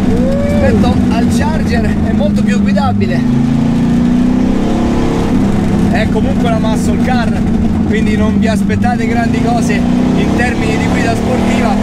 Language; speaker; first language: Italian; native; Italian